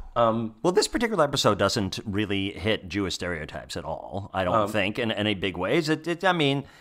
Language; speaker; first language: English; native; English